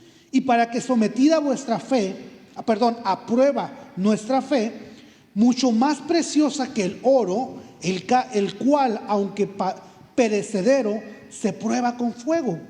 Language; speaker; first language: Spanish; native; Spanish